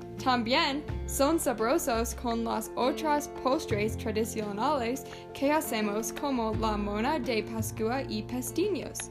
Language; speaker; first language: Spanish; non-native, learner; English